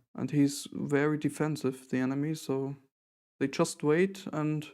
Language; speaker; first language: English; non-native, fluent; German